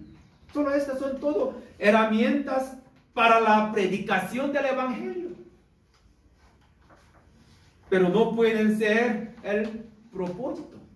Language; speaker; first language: Spanish; non-native, learner; Korean